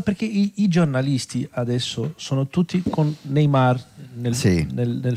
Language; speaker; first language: Italian; non-native, fluent; Portuguese